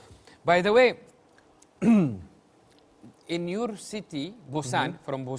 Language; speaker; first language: English; non-native, learner; Arabic